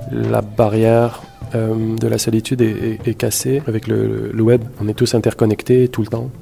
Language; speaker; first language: French; native; French